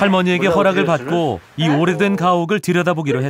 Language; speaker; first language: Korean; native; Korean